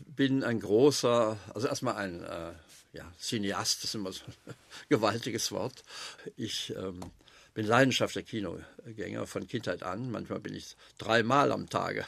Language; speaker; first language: German; native; German